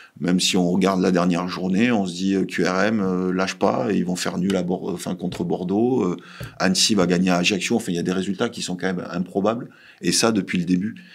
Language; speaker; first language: French; native; French